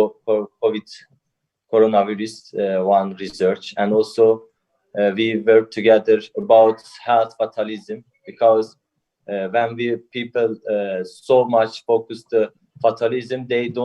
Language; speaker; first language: English; non-native, learner; Turkish